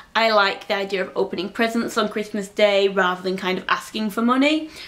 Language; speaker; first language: English; native; English